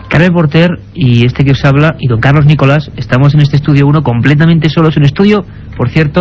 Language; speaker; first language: Spanish; native; Spanish